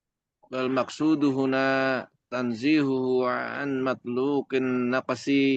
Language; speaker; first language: Arabic; non-native, learner; Indonesian